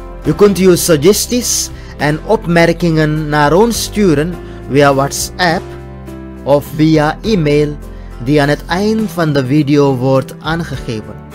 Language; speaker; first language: Dutch; non-native, fluent; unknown